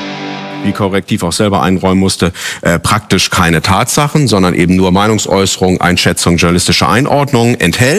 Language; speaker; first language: German; native; German